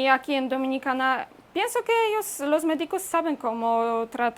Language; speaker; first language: Spanish; non-native, fluent; Polish